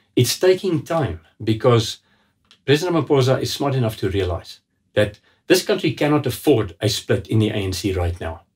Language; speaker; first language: English; non-native, local second language; Afrikaans